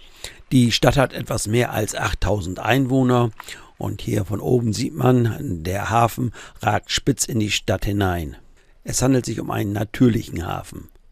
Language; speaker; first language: German; native; German